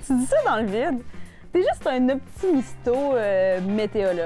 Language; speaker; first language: French; native; French